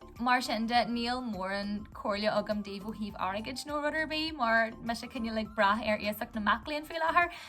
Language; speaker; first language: Irish; non-native, local second language; English